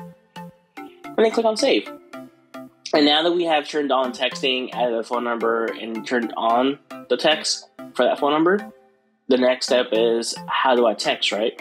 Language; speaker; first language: English; native; English